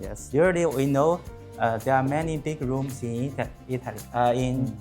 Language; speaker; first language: English; non-native, learner; Chinese